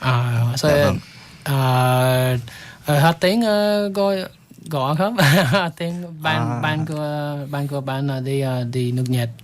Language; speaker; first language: Vietnamese; non-native, learner; English